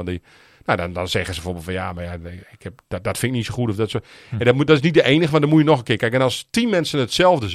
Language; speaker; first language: Dutch; native; Dutch